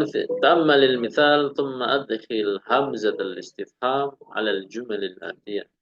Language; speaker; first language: Arabic; non-native, fluent; Indonesian